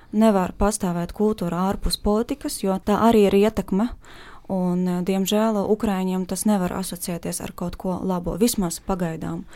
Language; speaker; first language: Latvian; non-native, fluent; Ukrainian